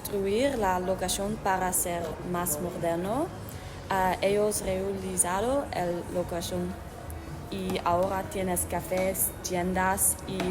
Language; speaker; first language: Spanish; non-native, learner; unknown